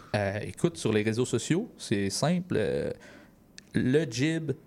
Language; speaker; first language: French; native; French